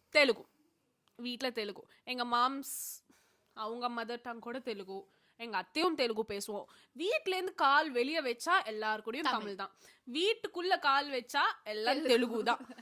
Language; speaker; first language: Tamil; non-native, local second language; Telugu